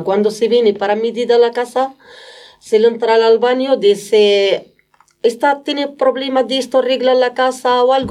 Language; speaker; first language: Spanish; non-native, learner; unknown